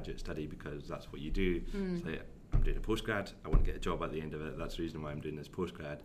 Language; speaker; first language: English; native; English